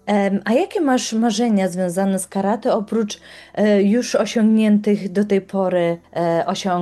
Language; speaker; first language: Polish; native; Polish